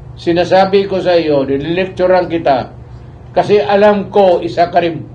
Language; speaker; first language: Filipino; non-native, local second language; Cebuano